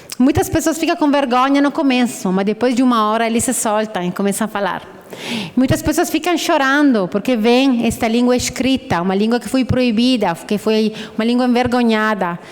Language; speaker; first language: Portuguese; non-native, fluent; Italian